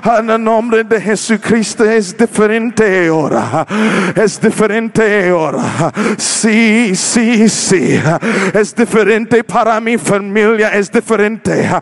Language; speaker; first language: Spanish; non-native, learner; English